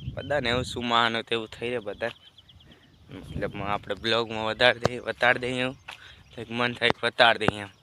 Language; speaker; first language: Gujarati; non-native, local second language; Bhili